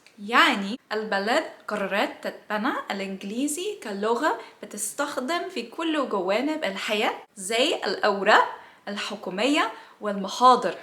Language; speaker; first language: Egyptian Arabic; non-native, learner; English